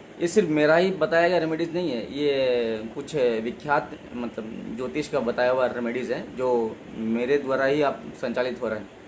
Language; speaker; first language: Hindi; non-native, local second language; Bangla